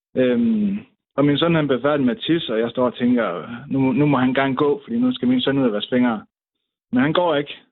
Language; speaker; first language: Danish; native; Danish